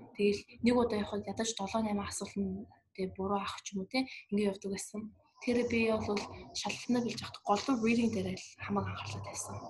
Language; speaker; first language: Mongolian; early bilingual, heritage; Mongolian